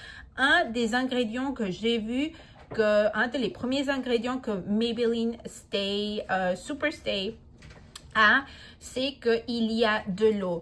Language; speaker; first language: French; non-native, fluent; Spanish